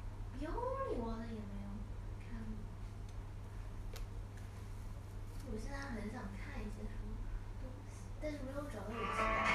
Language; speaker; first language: Chinese; native; Chinese